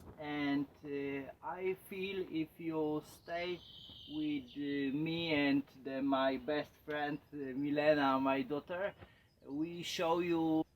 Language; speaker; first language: English; non-native, learner; Polish